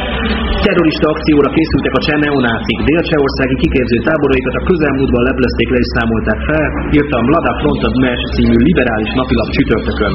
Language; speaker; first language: Hungarian; native; Hungarian